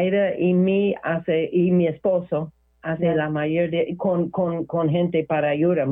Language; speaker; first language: Spanish; non-native, learner; English